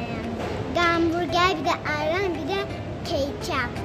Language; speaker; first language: Turkish; early bilingual, other home language; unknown